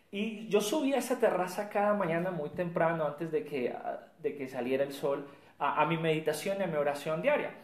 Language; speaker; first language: Spanish; native; Spanish